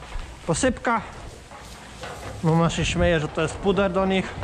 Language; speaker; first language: Polish; native; Polish